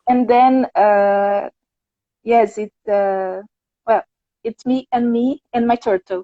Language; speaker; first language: English; non-native, fluent; Portuguese